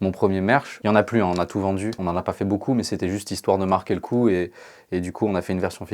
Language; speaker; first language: French; native; French